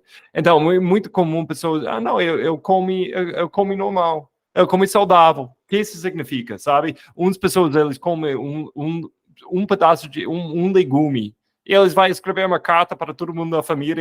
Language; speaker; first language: Portuguese; non-native, fluent; English